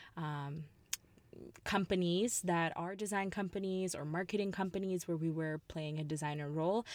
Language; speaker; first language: English; early bilingual, other home language; Russian